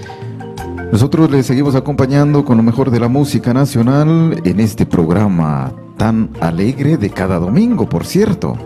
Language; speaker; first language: Spanish; native; Spanish